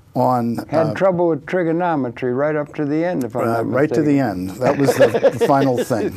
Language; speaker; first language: English; native; English